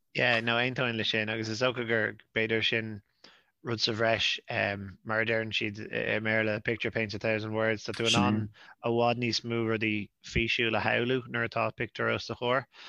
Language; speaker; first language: Irish; non-native, local second language; English